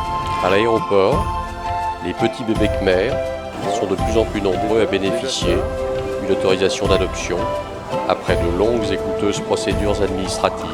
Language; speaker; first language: French; native; French